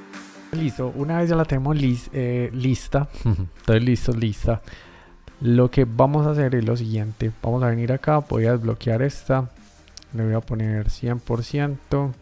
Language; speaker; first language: Spanish; native; Spanish